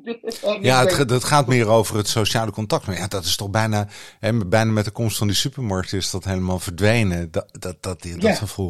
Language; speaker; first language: Dutch; native; Dutch